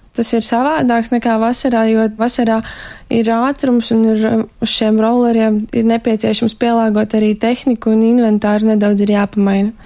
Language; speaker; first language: Latvian; native; Latvian